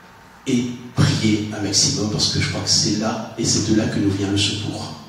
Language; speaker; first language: French; native; French